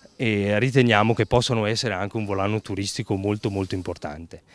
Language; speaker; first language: Italian; native; Italian